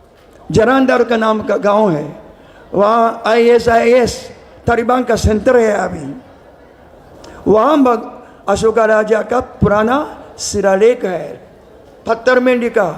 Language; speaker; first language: Hindi; non-native, learner; Japanese